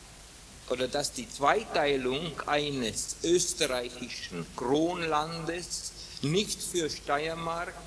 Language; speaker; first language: German; non-native, fluent; Czech